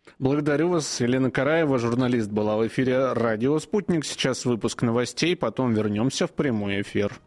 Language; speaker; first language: Russian; native; Russian